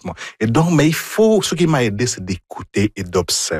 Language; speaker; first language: French; non-native, fluent; Igbo